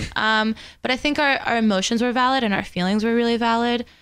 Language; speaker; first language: English; early bilingual, other home language; Spanish